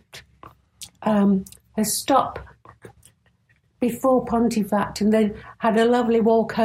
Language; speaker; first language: English; native; English